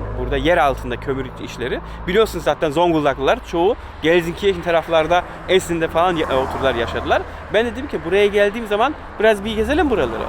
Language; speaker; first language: Turkish; early bilingual, heritage; Turkish